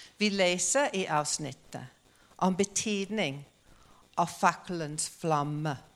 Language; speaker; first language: Norwegian; non-native, fluent; English